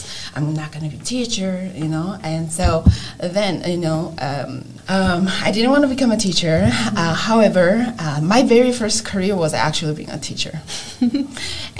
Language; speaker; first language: English; non-native, fluent; Korean